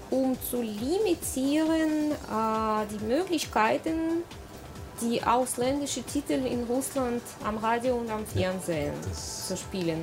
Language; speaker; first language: German; non-native, learner; Russian